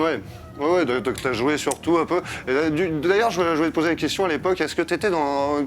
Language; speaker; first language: French; native; French